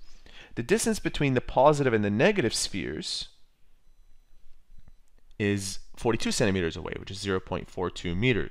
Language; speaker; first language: English; native; English